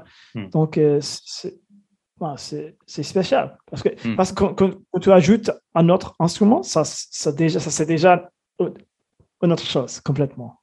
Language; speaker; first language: French; non-native, fluent; English